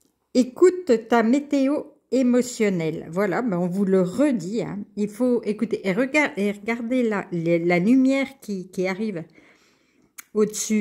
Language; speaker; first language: French; native; French